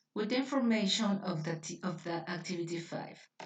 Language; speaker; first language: English; non-native, fluent; Spanish